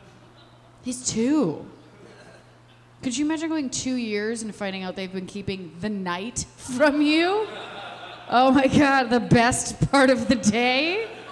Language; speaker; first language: English; native; English